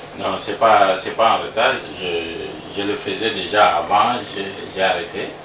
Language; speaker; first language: French; non-native, local second language; Lingala